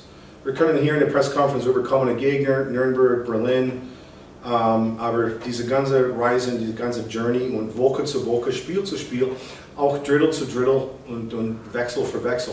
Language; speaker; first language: German; non-native, fluent; English